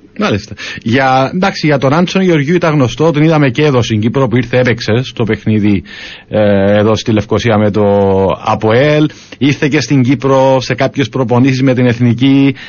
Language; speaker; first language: Greek; native; Greek